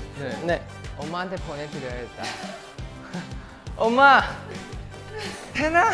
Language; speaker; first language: Korean; non-native, fluent; Thai